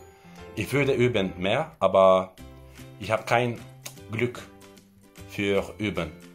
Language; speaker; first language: German; non-native, learner; Turkish